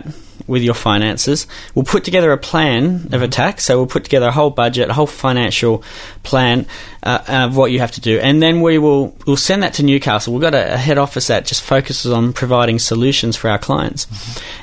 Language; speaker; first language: English; native; English